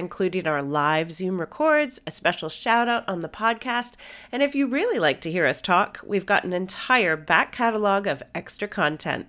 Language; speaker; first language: English; native; English